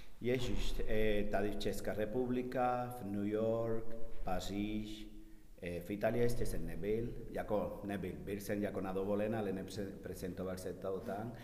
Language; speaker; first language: Czech; non-native, learner; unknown